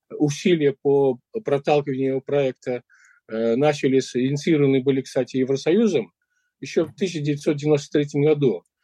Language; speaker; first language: Russian; non-native, local second language; Uzbek